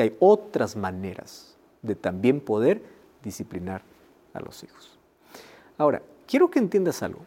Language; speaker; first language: Spanish; native; Spanish